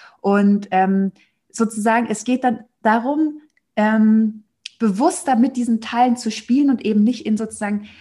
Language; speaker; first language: German; native; German